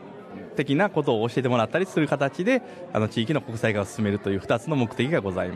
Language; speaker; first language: Japanese; native; Japanese